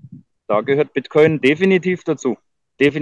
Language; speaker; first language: German; native; German